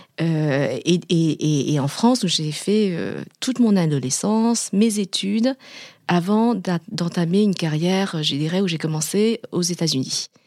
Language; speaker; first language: French; early bilingual, other home language; Vietnamese